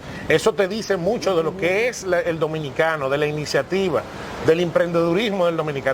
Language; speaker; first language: Spanish; native; Spanish